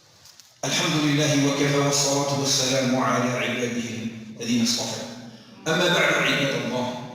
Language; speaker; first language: Arabic; native; Arabic